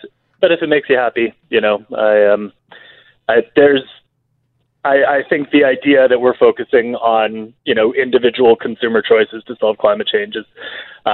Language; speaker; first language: English; native; English